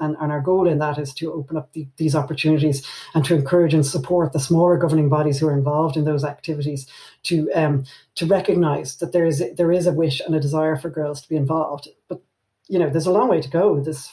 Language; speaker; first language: English; native; English